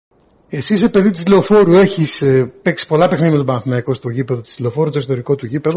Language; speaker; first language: Greek; native; Greek